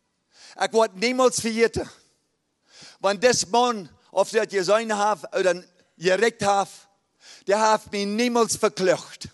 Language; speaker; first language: German; early bilingual, heritage; Plautdietsch